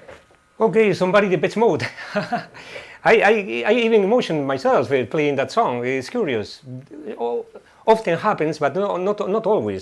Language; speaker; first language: English; non-native, fluent; Spanish